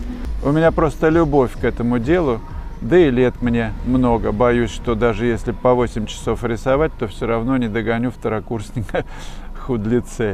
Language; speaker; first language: Russian; native; Russian